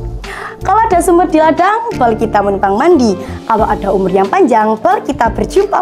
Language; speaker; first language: Indonesian; native; Indonesian